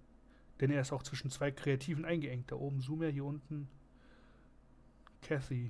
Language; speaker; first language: German; native; German